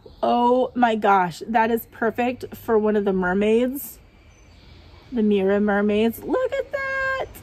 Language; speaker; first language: English; native; English